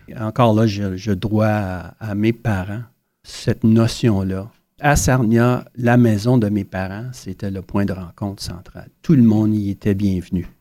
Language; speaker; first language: French; native; French